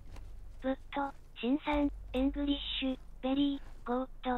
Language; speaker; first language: English; non-native, learner; Japanese